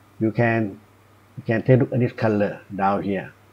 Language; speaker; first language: English; non-native, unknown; Thai